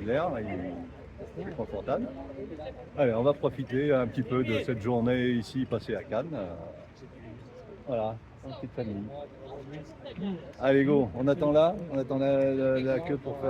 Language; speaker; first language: French; native; French